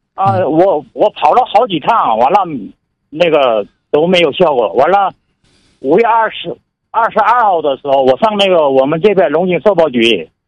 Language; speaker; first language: Chinese; non-native, local second language; Korean